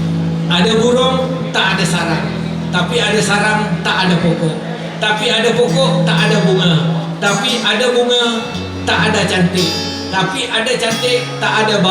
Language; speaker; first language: Malay; native; Malay